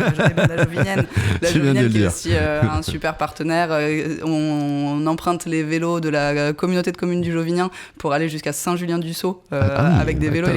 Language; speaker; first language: French; native; French